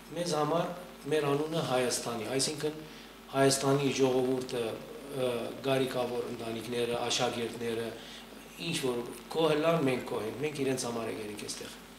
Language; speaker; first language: Armenian; native; Armenian